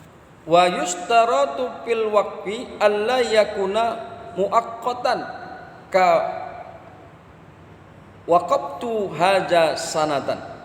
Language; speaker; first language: Arabic; non-native, fluent; Indonesian